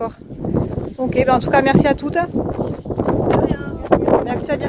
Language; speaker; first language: French; native; French